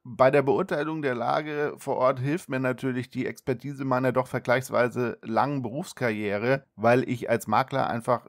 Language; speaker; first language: German; native; German